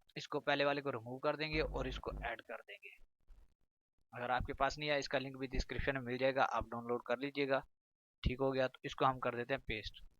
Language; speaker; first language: Urdu; non-native, local second language; Punjabi